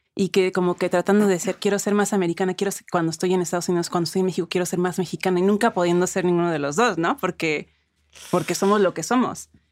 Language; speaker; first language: Spanish; early bilingual, other home language; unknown